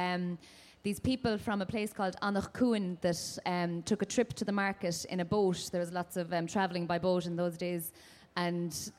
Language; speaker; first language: English; native; English